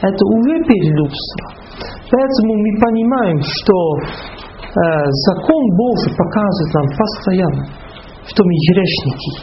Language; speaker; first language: Russian; non-native, fluent; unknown